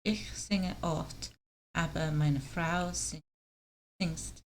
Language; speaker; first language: German; non-native, learner; English